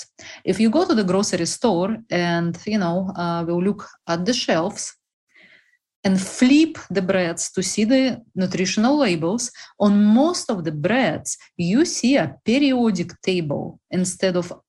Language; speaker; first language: English; non-native, fluent; Russian